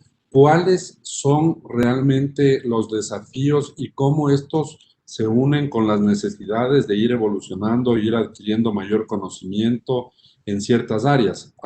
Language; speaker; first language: Spanish; native; Spanish